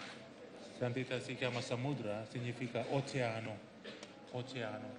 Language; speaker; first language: Italian; non-native, fluent; Indonesian